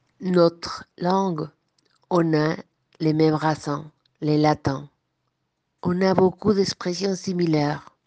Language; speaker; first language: French; non-native, fluent; Spanish